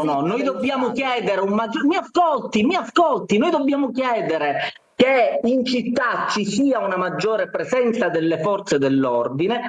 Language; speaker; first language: Italian; native; Italian